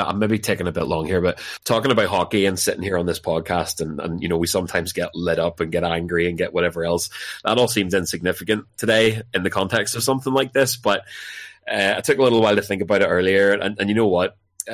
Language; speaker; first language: English; native; English